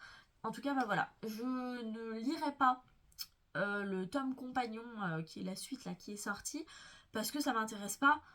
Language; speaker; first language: French; native; French